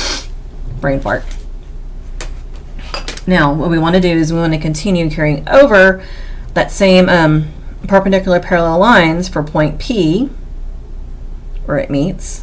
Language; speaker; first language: English; native; English